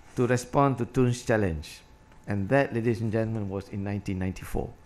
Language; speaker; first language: English; non-native, local second language; Malay